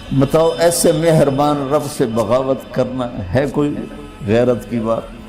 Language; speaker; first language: Urdu; non-native, local second language; Punjabi